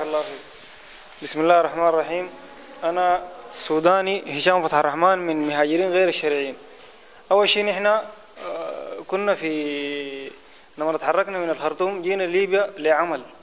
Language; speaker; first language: Arabic; native; Arabic